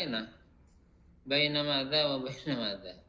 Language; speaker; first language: Arabic; non-native, fluent; Indonesian